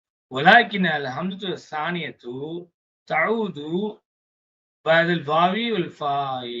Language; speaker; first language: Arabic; non-native, fluent; Tamil